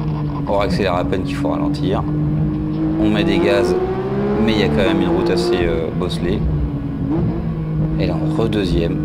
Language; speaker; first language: French; native; French